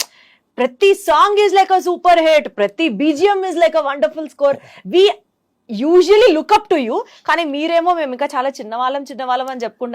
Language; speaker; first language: Telugu; native; Telugu